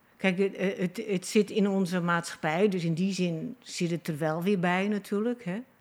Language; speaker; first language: Dutch; native; Dutch